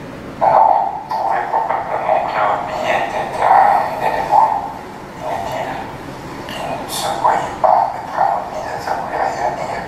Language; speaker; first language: French; non-native, fluent; Japanese